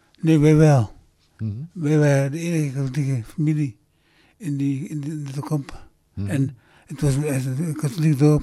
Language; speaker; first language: Dutch; early bilingual, other home language; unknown